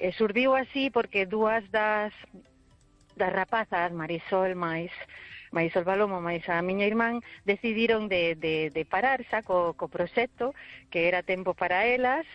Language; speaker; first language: Galician; early bilingual, heritage; Galician